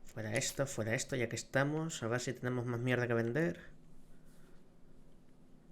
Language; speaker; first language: Spanish; native; Spanish